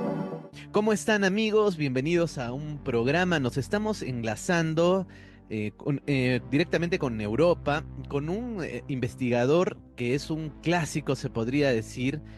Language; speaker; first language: Spanish; native; Spanish